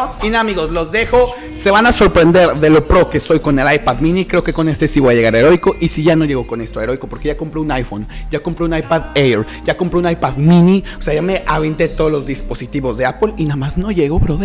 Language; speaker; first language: Spanish; native; Spanish